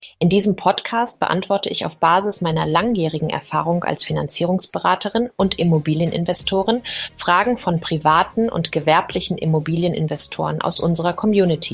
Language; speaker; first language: German; native; German